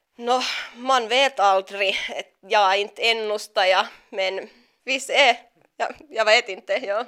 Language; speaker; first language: Swedish; non-native, local second language; Finnish